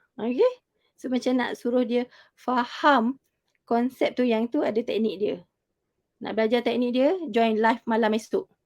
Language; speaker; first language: Malay; native; Malay